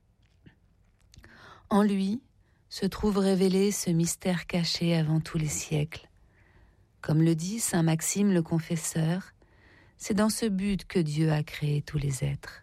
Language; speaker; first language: French; native; French